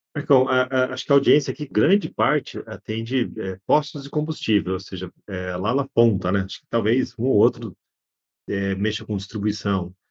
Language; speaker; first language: Portuguese; native; Portuguese